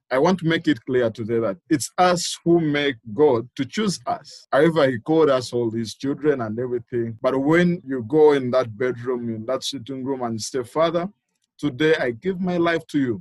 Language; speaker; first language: English; non-native, local second language; Ganda